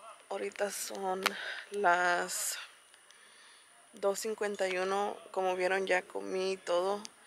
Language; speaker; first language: Spanish; early bilingual, heritage; Spanish